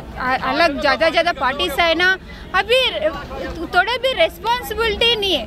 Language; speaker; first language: Hindi; non-native, local second language; Telugu